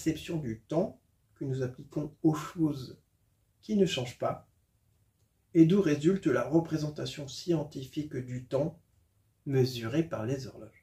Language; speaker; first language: French; native; French